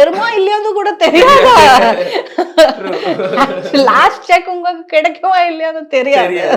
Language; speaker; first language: Tamil; non-native, learner; Malayalam